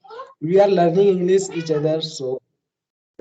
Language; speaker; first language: English; non-native, learner; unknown